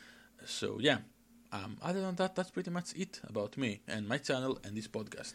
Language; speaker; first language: English; non-native, fluent; Greek